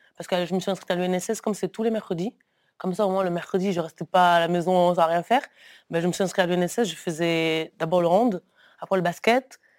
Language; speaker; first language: French; early bilingual, other home language; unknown